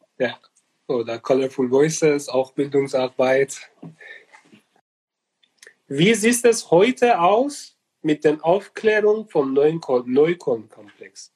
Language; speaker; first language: German; non-native, learner; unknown